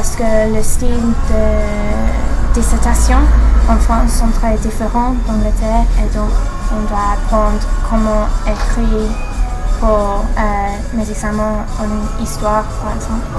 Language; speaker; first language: French; non-native, learner; English